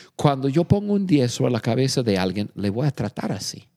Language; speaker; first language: Spanish; non-native, fluent; English